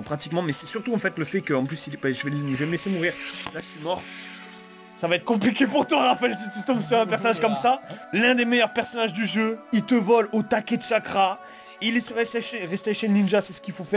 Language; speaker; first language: French; native; French